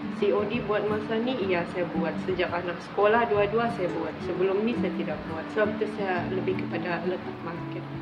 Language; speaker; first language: Malay; native; Malay